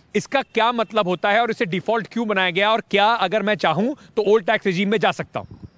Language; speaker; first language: Hindi; native; Hindi